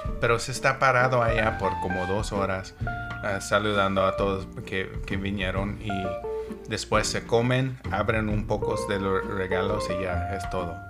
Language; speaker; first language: Spanish; non-native, learner; English